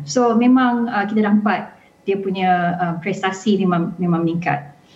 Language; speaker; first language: Malay; native; Malay